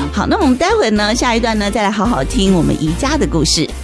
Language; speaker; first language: Chinese; native; Chinese